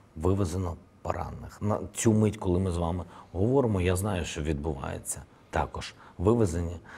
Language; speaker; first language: Ukrainian; non-native, local second language; Russian